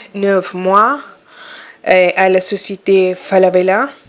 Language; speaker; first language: French; non-native, fluent; Spanish